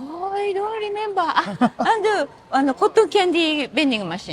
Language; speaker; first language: English; non-native, learner; Japanese